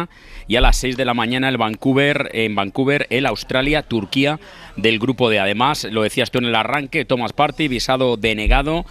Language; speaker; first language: Spanish; native; Spanish